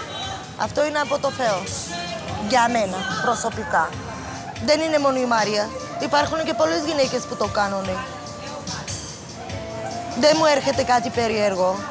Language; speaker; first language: Greek; non-native, learner; Bulgarian